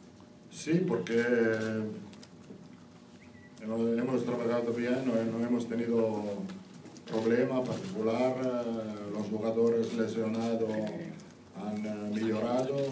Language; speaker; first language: Spanish; non-native, fluent; Italian